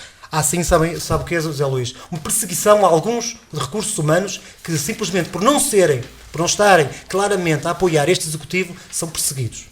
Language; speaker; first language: Portuguese; native; Portuguese